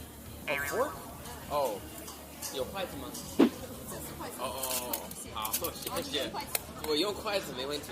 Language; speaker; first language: Chinese; non-native, fluent; English